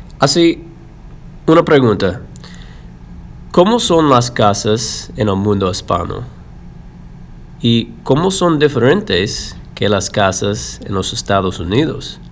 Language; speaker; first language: Spanish; non-native, fluent; English